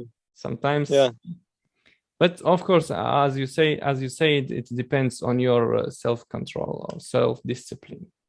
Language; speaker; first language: English; non-native, learner; Chechen